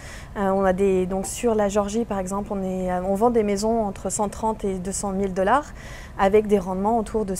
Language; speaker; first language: French; native; French